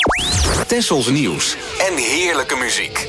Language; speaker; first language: Dutch; native; Dutch